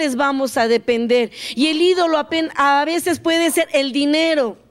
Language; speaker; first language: Spanish; native; Spanish